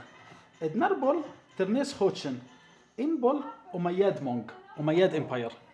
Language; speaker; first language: Mongolian; non-native, learner; Arabic